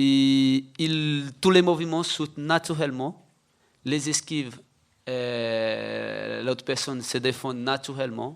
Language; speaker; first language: French; non-native, fluent; Portuguese